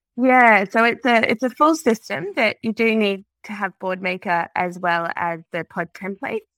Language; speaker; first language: English; native; English